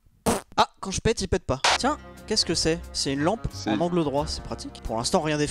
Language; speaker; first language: French; native; French